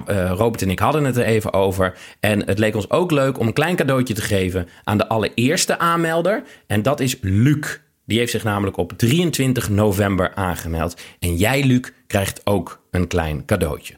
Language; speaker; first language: Dutch; native; Dutch